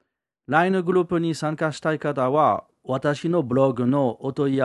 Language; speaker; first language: Japanese; non-native, learner; French